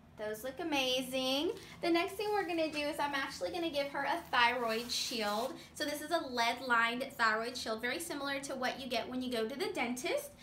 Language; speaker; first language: English; native; English